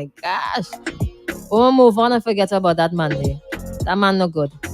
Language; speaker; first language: English; native; English